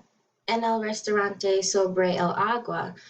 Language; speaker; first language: Spanish; non-native, learner; English